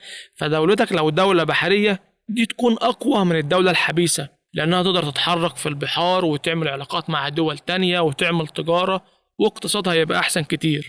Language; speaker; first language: Arabic; native; Arabic